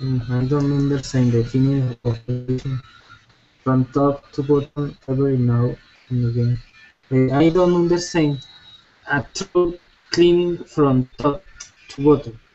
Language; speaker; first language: English; non-native, learner; Spanish